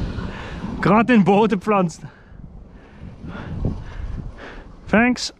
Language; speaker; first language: German; non-native, fluent; French